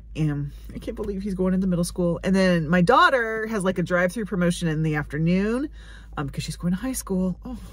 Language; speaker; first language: English; native; English